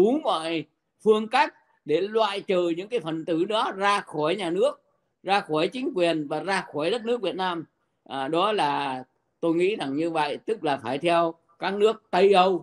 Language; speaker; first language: Vietnamese; native; Vietnamese